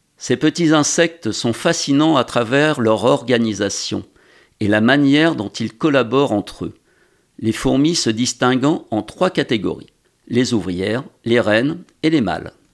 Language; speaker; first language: French; native; French